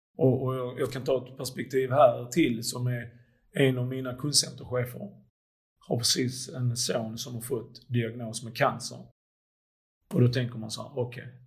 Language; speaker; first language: Swedish; early bilingual, other home language; Croatian